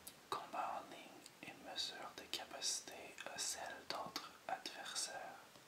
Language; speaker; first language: French; native; French